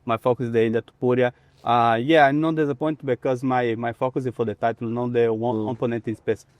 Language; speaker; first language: English; non-native, learner; Portuguese